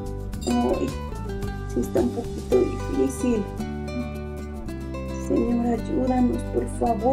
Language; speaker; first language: Spanish; native; Spanish